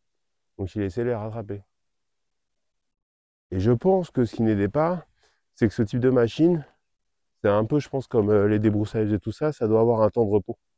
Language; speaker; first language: French; native; French